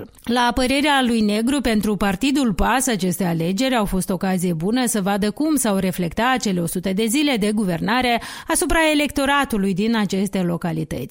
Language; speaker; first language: Romanian; native; Romanian